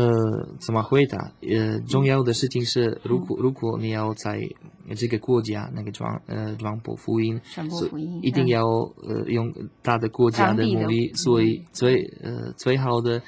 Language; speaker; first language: Chinese; non-native, learner; Slovak